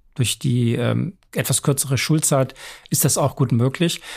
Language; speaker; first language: German; native; German